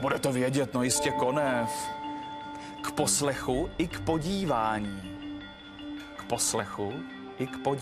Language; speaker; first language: Czech; native; Czech